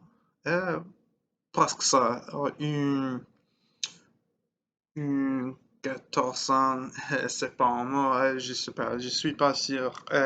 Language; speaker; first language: French; non-native, learner; English